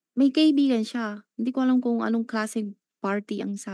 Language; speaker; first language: Filipino; non-native, learner; Chinese